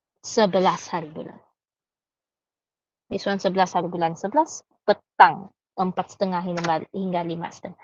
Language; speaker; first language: Malay; native; Malay